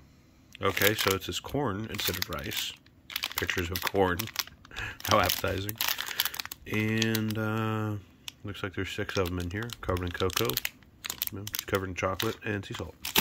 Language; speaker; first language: English; native; English